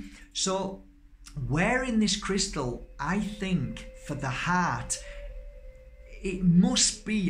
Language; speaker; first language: English; native; English